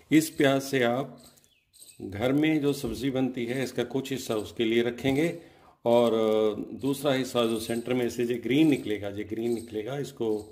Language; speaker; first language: Hindi; non-native, local second language; Punjabi